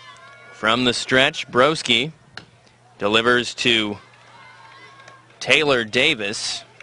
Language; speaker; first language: English; native; English